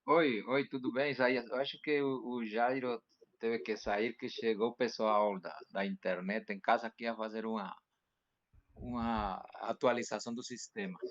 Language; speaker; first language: Portuguese; non-native, fluent; Spanish